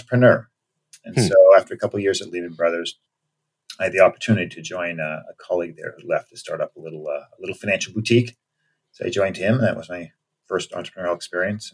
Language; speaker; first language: English; native; English